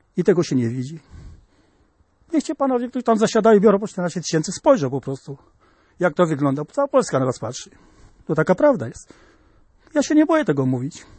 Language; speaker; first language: Polish; native; Polish